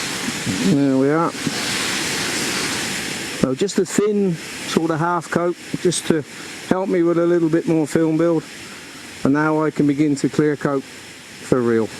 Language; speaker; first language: English; native; English